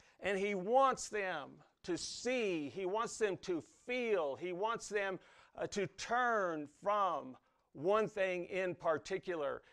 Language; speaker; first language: English; native; English